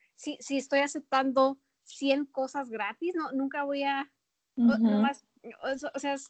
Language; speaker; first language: Spanish; early bilingual, heritage; Spanish